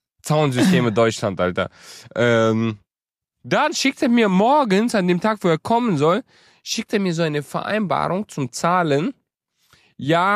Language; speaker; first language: German; early bilingual, other home language; Romanian